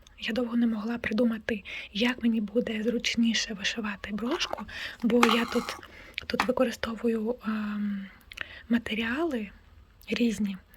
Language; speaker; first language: Ukrainian; non-native, local second language; Russian